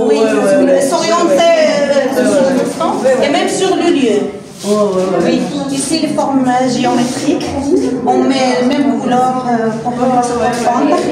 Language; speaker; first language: French; non-native, local second language; Arabic